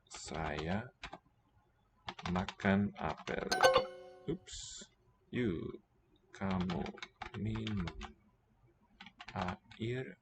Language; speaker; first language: Indonesian; non-native, learner; English